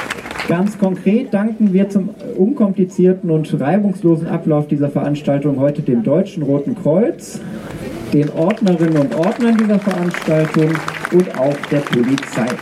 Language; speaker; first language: German; native; German